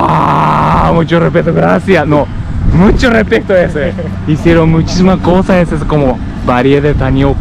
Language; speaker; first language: Spanish; non-native, learner; Japanese